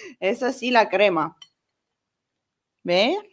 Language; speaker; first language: Spanish; non-native, learner; Italian